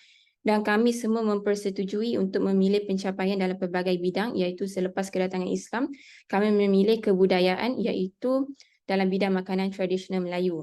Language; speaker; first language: Malay; native; Malay